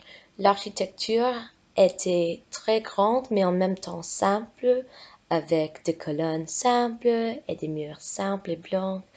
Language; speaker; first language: French; non-native, fluent; English